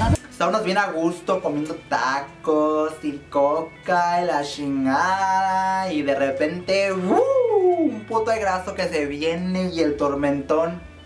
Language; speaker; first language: Spanish; early bilingual, heritage; Spanish